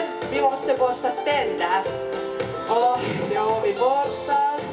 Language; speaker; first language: Swedish; non-native, local second language; Finnish